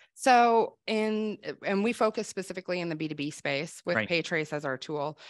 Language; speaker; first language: English; native; English